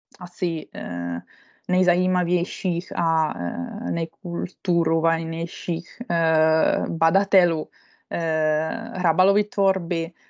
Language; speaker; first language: Czech; non-native, fluent; Italian